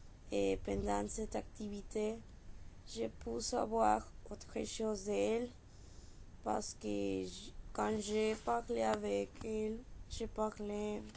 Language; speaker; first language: French; non-native, learner; Spanish